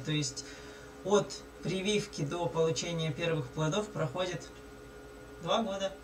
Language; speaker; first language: Russian; native; Russian